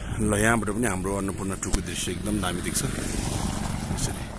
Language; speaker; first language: Nepali; non-native, local second language; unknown